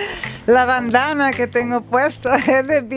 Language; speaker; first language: Spanish; early bilingual, heritage; Spanish